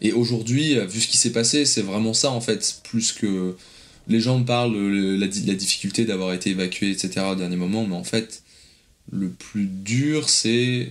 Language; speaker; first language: French; native; French